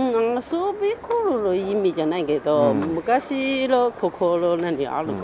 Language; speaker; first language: Japanese; non-native, learner; Chinese